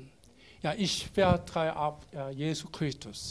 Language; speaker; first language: German; non-native, learner; Korean